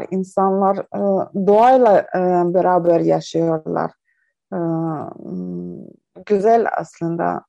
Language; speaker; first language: Turkish; non-native, learner; Ukrainian